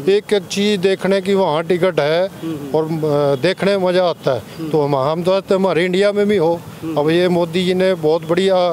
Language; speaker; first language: Hindi; native; Hindi